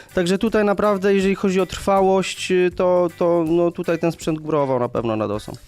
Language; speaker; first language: Polish; native; Polish